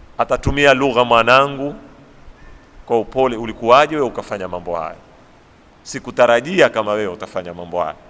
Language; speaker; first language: Swahili; native; Swahili